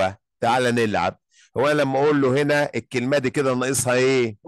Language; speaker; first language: Arabic; native; Arabic